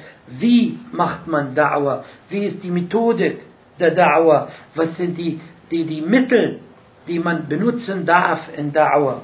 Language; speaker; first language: German; non-native, fluent; Arabic